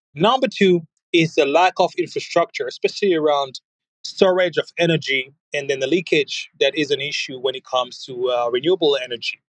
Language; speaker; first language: English; non-native, fluent; French